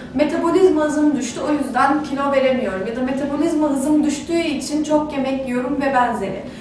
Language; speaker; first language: Turkish; native; Turkish